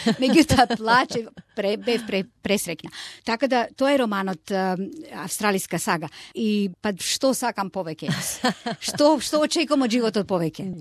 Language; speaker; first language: Macedonian; non-native, local second language; Turkish